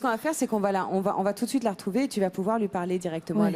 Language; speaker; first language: French; native; French